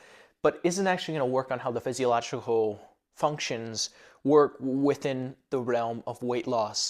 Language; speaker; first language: English; native; English